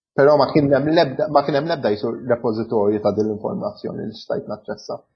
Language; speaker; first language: Maltese; early bilingual, other home language; English